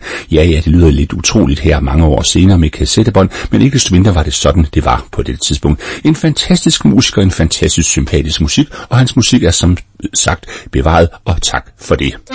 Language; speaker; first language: Danish; native; Danish